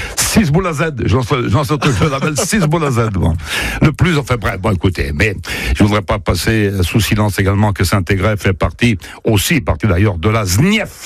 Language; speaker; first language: French; native; French